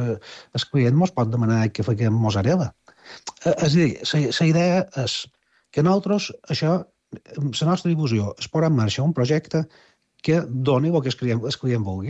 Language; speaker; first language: Catalan; native; Catalan